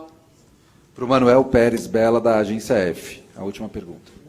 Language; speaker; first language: Portuguese; native; Portuguese